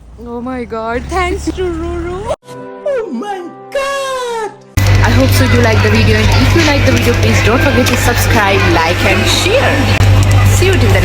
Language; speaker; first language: English; non-native, local second language; Urdu